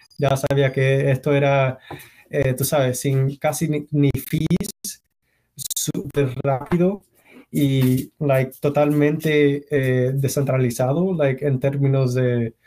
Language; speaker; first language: Spanish; early bilingual, heritage; Spanish